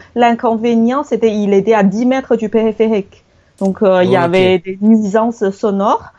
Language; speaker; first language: French; non-native, fluent; Chinese